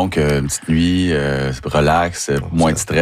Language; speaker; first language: French; native; French